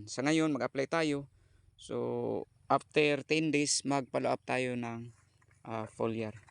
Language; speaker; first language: Filipino; non-native, local second language; Cebuano